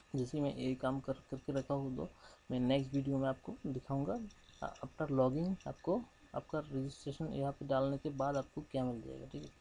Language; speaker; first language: Hindi; non-native, local second language; Bangla